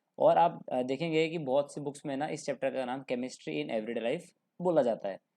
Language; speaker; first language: Hindi; native; Hindi